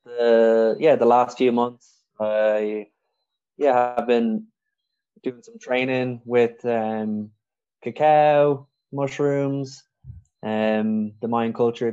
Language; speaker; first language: English; native; English